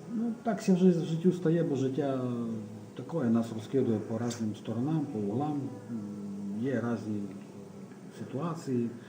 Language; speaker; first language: Ukrainian; native; Ukrainian